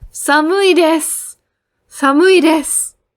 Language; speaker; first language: Japanese; non-native, fluent; English